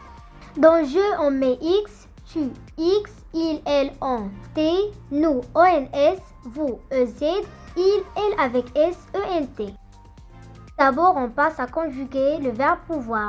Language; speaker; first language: French; non-native, fluent; Arabic